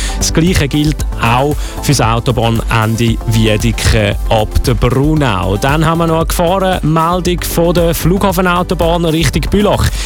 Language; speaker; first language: German; native; German